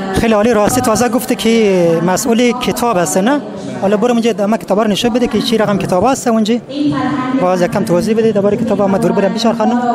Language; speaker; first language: Persian; native; Persian